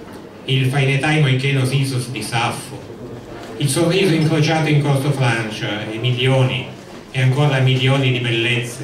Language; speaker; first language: Italian; native; Italian